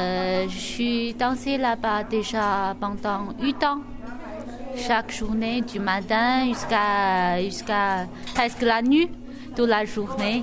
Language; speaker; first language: French; non-native, learner; Chinese